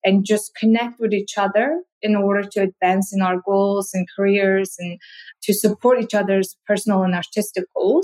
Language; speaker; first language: English; non-native, fluent; Korean